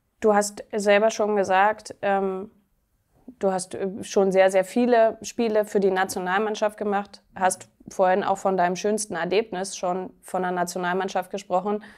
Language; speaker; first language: German; native; German